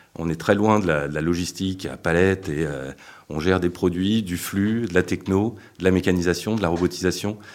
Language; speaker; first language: French; native; French